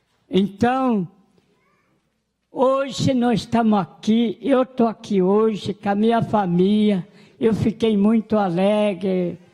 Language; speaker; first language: Portuguese; non-native, local second language; Guarani